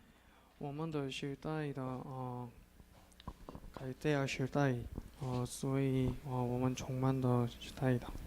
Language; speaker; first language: Chinese; non-native, learner; Korean